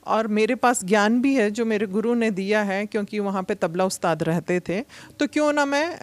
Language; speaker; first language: Hindi; native; Hindi